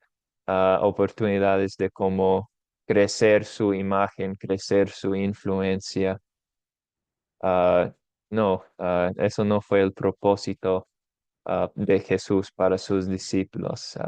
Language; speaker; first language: Spanish; non-native, fluent; English